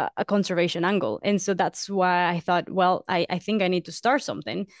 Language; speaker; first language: English; non-native, fluent; Spanish